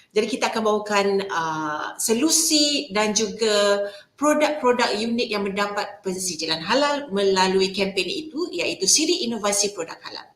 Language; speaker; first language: Malay; native; Malay